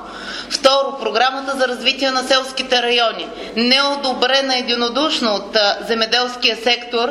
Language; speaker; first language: Bulgarian; native; Bulgarian